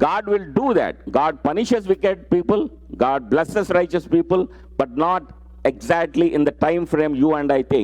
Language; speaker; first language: English; non-native, local second language; Telugu